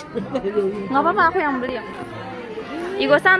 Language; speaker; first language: Indonesian; native; Indonesian